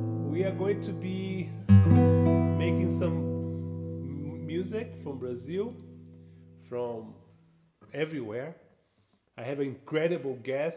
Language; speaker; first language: English; non-native, fluent; Portuguese